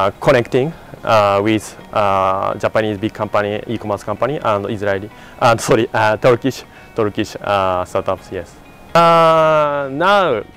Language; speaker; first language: English; non-native, learner; Japanese